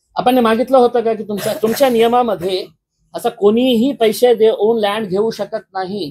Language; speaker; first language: Marathi; non-native, local second language; Urdu